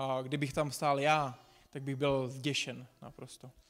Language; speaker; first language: Czech; non-native, fluent; English